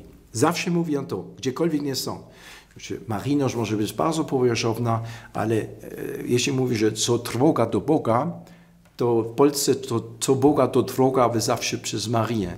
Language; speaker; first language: Polish; non-native, fluent; German